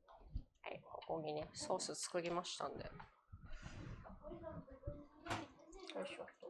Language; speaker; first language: Japanese; native; Japanese